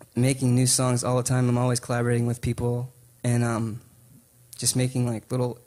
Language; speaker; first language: English; native; English